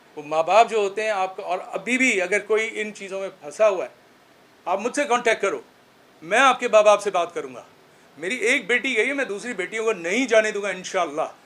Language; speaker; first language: Urdu; non-native, local second language; Sindhi